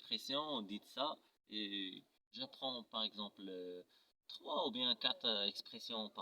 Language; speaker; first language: French; non-native, local second language; Arabic